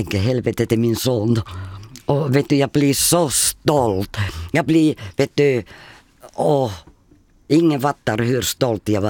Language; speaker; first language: Swedish; non-native, fluent; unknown